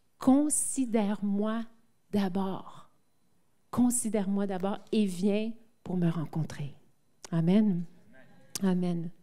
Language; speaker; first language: French; native; French